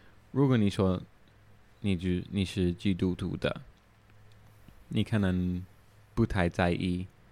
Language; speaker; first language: Chinese; non-native, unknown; English